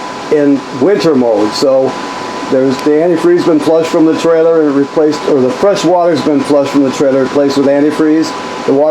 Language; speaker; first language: English; native; English